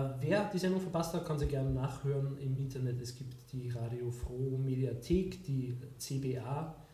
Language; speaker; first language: German; native; German